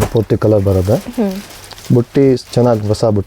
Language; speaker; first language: Kannada; non-native, local second language; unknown